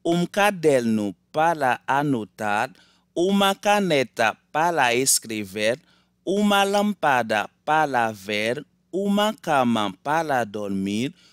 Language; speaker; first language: Portuguese; non-native, learner; Haitian Creole